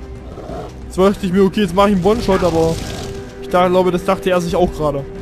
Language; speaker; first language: German; native; German